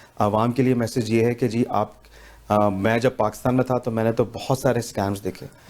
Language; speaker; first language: Urdu; native; Urdu